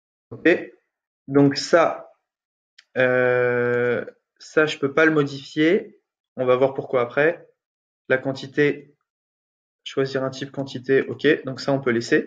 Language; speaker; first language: French; native; French